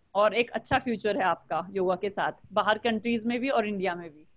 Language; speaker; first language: Hindi; native; Hindi